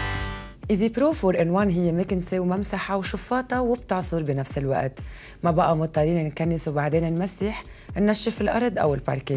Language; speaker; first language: Arabic; native; Arabic